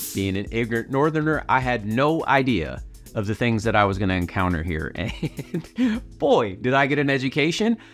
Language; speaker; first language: English; native; English